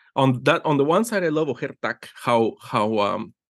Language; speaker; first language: English; non-native, fluent; Spanish